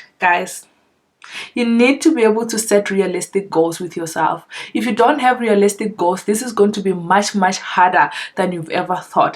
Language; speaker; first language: English; non-native, local second language; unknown